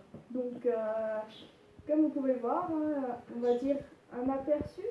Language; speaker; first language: French; native; French